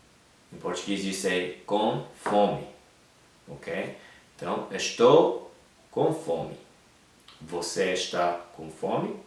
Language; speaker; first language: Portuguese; non-native, fluent; Japanese